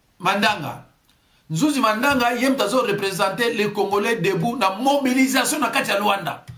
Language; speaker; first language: Lingala; non-native, local second language; Kongo